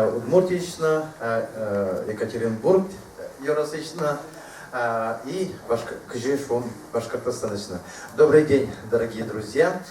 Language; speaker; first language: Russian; non-native, local second language; Udmurt